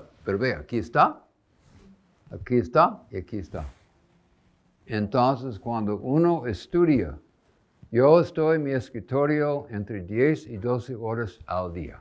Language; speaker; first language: Spanish; non-native, fluent; English